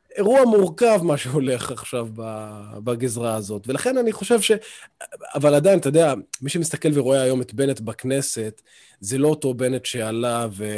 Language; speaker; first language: Hebrew; non-native, local second language; Arabic